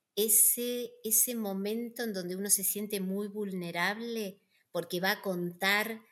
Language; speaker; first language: Spanish; native; Spanish